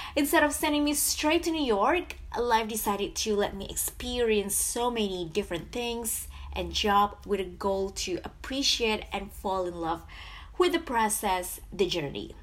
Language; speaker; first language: English; non-native, fluent; Indonesian